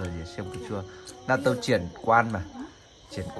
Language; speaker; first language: Chinese; non-native, learner; Vietnamese